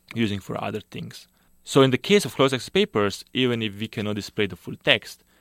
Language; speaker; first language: English; non-native, fluent; Slovenian